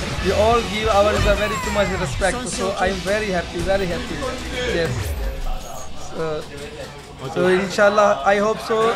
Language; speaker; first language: English; non-native, learner; Chinese